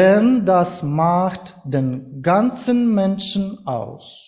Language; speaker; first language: German; non-native, learner; Ukrainian